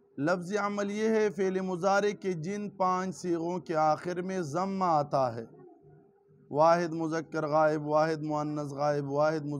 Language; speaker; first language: Urdu; non-native, local second language; Pashto